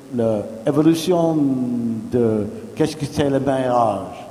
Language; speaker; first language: French; non-native, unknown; English